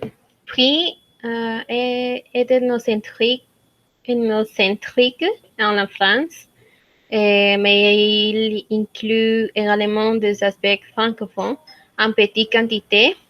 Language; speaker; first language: French; non-native, learner; Spanish